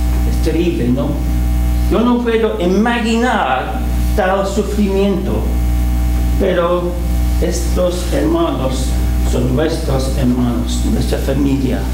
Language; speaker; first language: Spanish; non-native, fluent; English